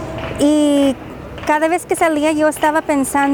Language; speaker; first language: Spanish; non-native, fluent; English